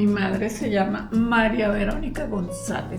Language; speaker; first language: Spanish; native; Spanish